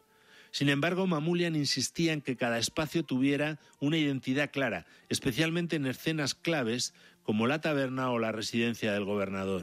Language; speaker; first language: Spanish; native; Spanish